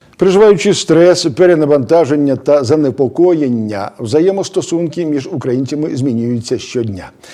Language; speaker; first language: Ukrainian; native; Ukrainian